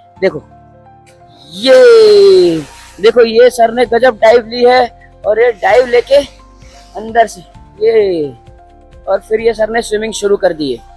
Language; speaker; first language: Hindi; native; Hindi